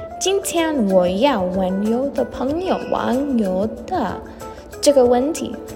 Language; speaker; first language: Chinese; non-native, learner; English